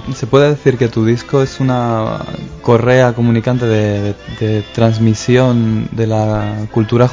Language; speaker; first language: Spanish; native; Spanish